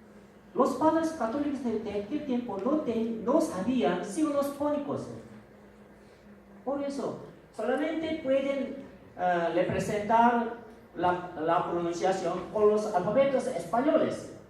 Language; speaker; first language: Spanish; non-native, fluent; Korean